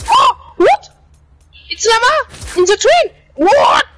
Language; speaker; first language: English; non-native, learner; French